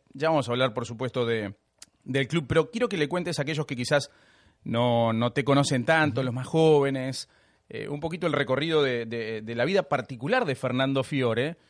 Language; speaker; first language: Spanish; native; Spanish